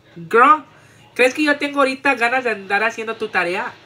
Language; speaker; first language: Spanish; early bilingual, heritage; Spanish